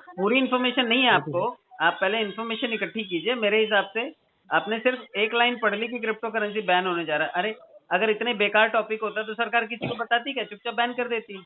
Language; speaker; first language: Hindi; native; Hindi